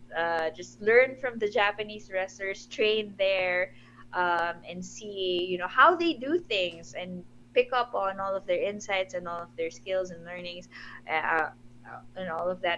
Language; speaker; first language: English; non-native, local second language; Filipino